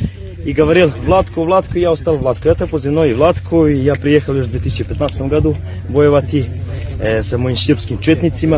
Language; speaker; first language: Russian; non-native, learner; Serbian